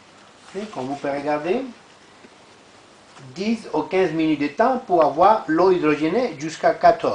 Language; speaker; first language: French; non-native, learner; Italian